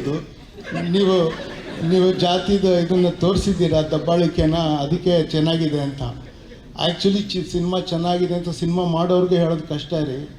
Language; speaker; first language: Kannada; native; Kannada